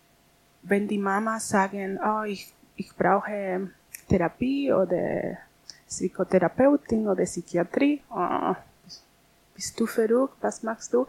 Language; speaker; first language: German; non-native, learner; Spanish